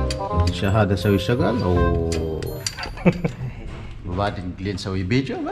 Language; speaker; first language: Arabic; non-native, learner; Filipino